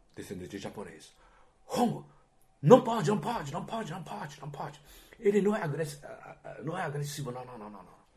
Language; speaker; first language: Portuguese; non-native, fluent; Japanese